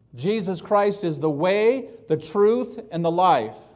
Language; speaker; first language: English; early bilingual, other home language; Polish